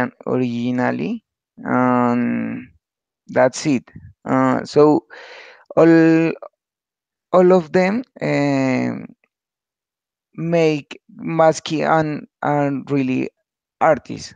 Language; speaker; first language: English; non-native, learner; Spanish